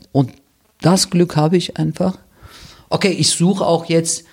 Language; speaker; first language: German; early bilingual, other home language; Turkish